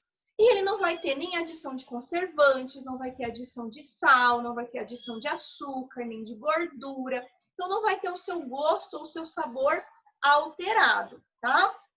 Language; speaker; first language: Portuguese; native; Portuguese